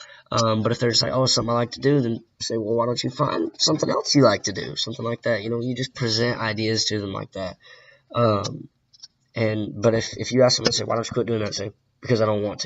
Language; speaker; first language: English; native; English